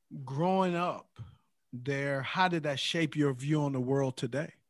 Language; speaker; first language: English; native; English